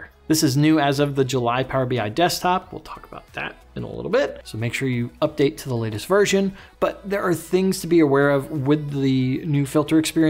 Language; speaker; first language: English; native; English